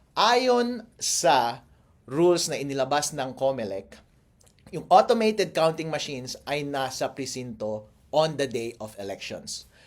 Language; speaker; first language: Filipino; non-native, local second language; Iloko